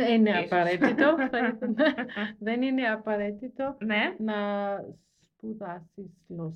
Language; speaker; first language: Greek; non-native, learner; German